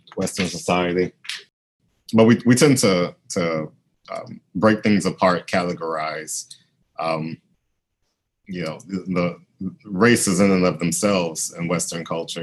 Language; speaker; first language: English; native; English